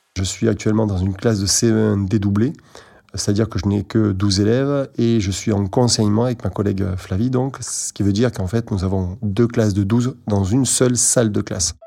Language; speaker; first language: French; native; French